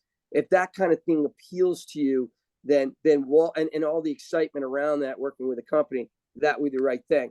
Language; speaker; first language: English; native; English